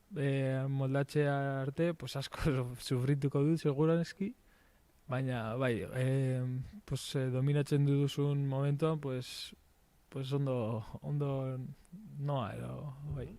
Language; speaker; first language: Basque; non-native, local second language; Spanish